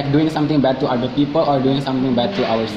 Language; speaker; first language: English; non-native, fluent; Indonesian